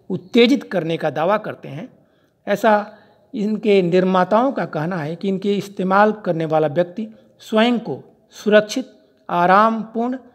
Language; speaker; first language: Hindi; native; Hindi